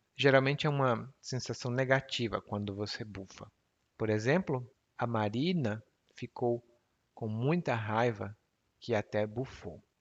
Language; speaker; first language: Portuguese; native; Portuguese